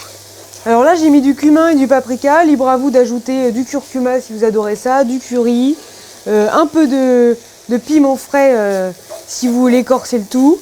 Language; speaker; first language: French; native; French